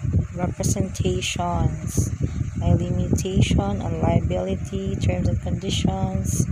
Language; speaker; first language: English; non-native, local second language; Filipino